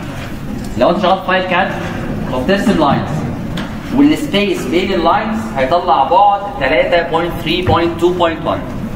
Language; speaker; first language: Arabic; native; Arabic